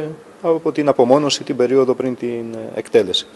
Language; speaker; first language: Greek; native; Greek